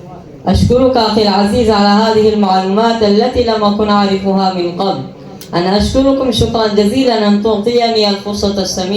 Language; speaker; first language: Arabic; non-native, learner; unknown